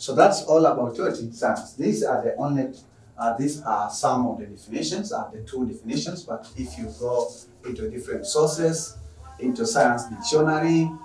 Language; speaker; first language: English; non-native, local second language; Swahili